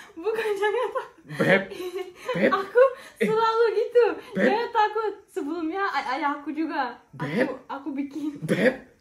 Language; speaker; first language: Indonesian; non-native, learner; Turkish